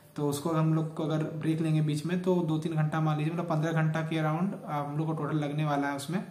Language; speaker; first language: Hindi; native; Hindi